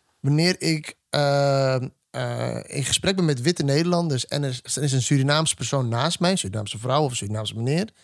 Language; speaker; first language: Dutch; native; Dutch